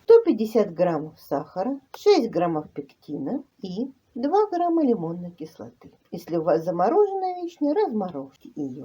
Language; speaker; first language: Russian; native; Russian